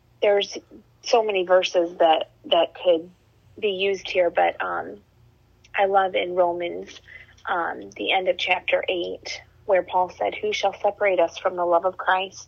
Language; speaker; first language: English; native; English